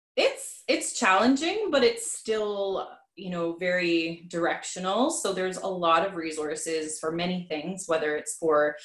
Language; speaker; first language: English; native; English